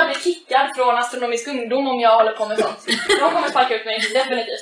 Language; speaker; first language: Swedish; native; Swedish